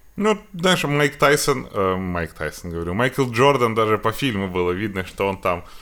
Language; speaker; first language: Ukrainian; non-native, local second language; Russian